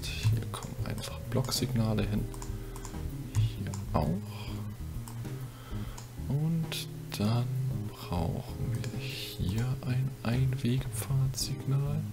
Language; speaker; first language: German; native; German